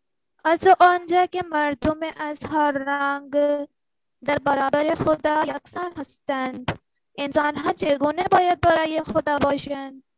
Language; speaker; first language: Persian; non-native, learner; Urdu